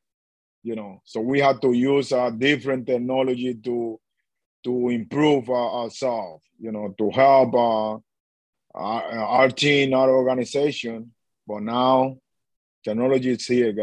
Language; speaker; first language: English; non-native, learner; Spanish